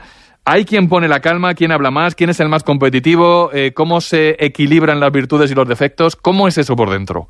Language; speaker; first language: Spanish; native; Spanish